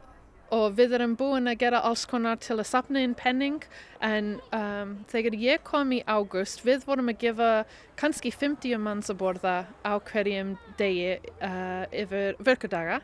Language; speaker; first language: Icelandic; non-native, learner; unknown